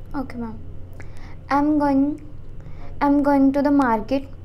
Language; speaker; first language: English; non-native, local second language; Punjabi